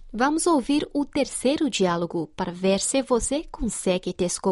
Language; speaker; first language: Portuguese; non-native, fluent; Chinese